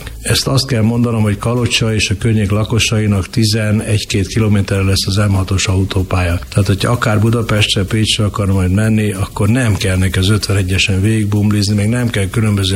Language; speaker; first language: Hungarian; native; Hungarian